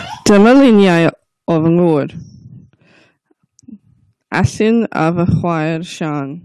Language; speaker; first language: Welsh; non-native, learner; English